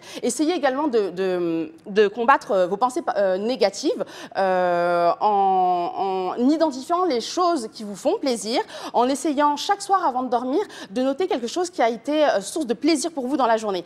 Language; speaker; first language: French; native; French